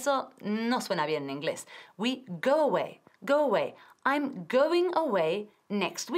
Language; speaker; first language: Spanish; non-native, fluent; English